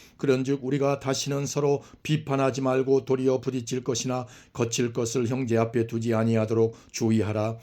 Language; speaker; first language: Korean; native; Korean